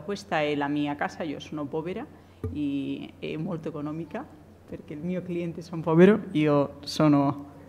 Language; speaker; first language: Italian; non-native, learner; Spanish